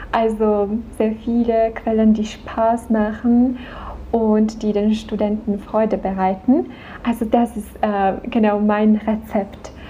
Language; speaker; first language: German; non-native, fluent; Czech